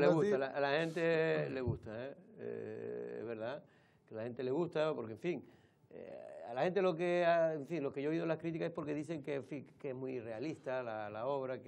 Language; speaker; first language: Spanish; native; Spanish